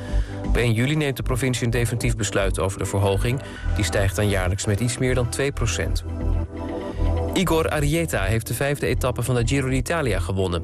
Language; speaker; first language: Dutch; native; Dutch